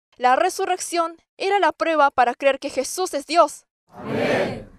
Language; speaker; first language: Spanish; non-native, fluent; English